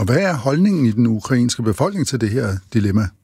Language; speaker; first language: Danish; native; Danish